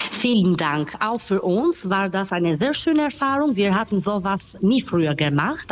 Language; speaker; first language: German; non-native, fluent; Albanian